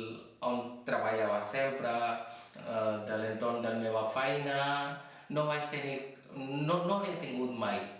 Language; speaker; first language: Catalan; non-native, fluent; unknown